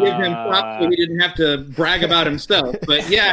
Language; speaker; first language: English; native; English